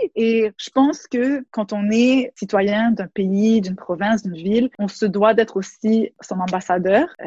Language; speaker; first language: French; native; French